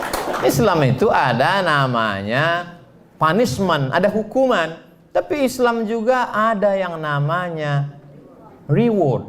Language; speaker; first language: Indonesian; native; Indonesian